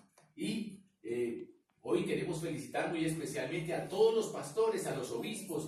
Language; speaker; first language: Spanish; native; Spanish